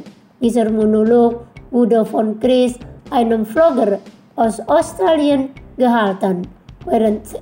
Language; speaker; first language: German; non-native, fluent; Indonesian